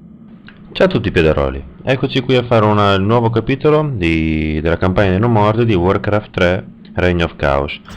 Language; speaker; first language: Italian; native; Italian